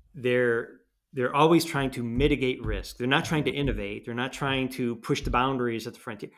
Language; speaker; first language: English; native; English